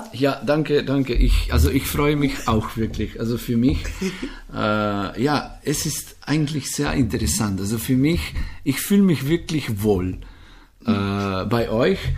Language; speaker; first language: German; non-native, fluent; Slovenian